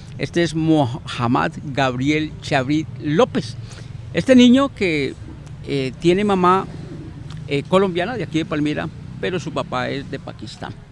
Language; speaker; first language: Spanish; native; Spanish